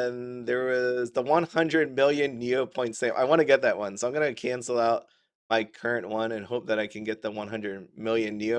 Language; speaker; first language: English; native; English